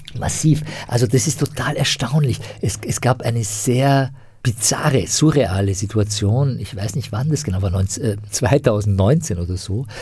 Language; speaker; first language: German; non-native, fluent; Persian